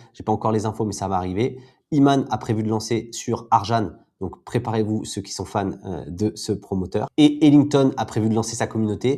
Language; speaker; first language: French; native; French